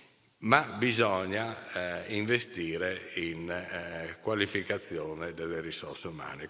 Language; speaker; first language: Italian; native; Italian